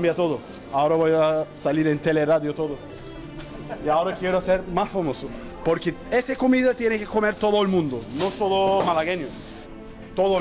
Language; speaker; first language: Spanish; non-native, learner; Turkish